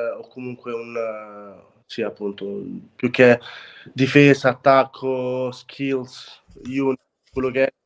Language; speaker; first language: Italian; native; Italian